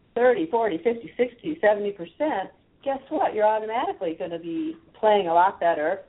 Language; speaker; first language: English; native; English